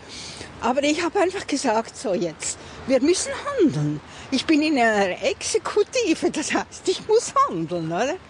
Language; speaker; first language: German; native; German